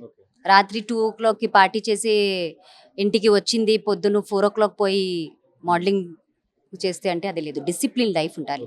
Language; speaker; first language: Telugu; non-native, learner; Hindi